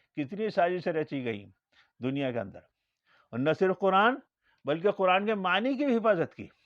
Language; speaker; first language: Urdu; native; Urdu